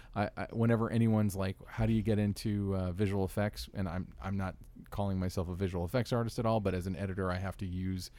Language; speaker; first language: English; native; English